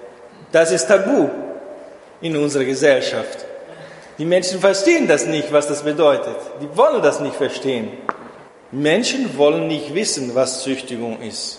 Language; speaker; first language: German; non-native, fluent; Portuguese